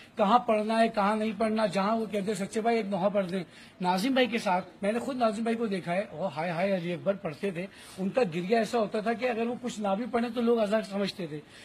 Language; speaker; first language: Urdu; native; Urdu